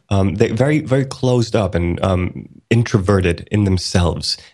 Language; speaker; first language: English; early bilingual, other home language; Swedish